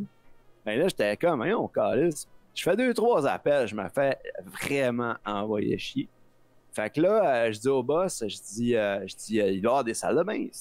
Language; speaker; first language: French; native; French